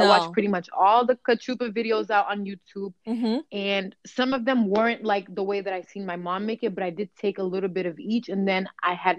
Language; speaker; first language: English; early bilingual, other home language; Kabuverdianu